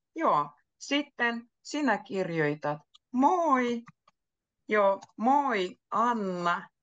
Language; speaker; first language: Finnish; native; Finnish